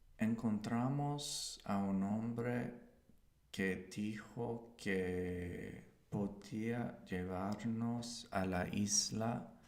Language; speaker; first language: Spanish; non-native, learner; English